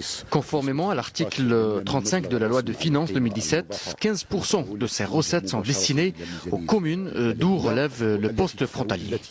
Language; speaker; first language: French; non-native, local second language; Arabic